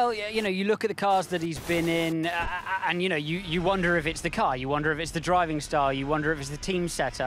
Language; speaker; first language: English; native; English